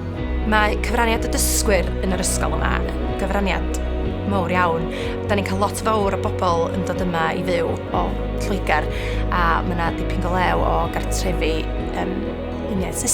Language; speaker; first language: Welsh; native; Welsh